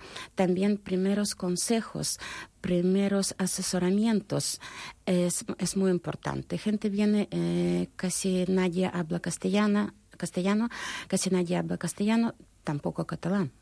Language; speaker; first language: Spanish; non-native, fluent; Russian